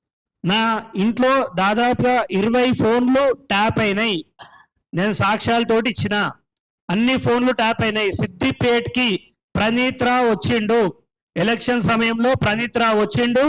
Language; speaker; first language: Telugu; native; Telugu